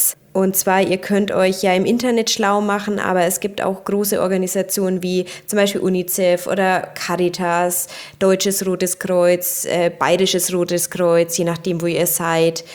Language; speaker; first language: German; native; German